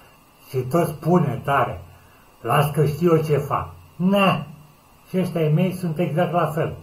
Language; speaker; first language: Romanian; native; Romanian